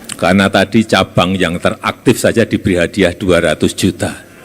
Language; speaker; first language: Indonesian; non-native, local second language; Javanese